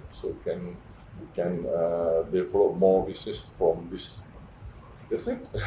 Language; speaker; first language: English; non-native, fluent; Indonesian